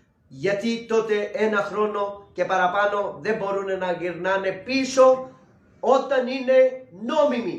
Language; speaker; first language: Greek; non-native, learner; Urdu